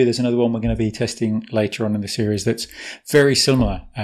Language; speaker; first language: English; native; English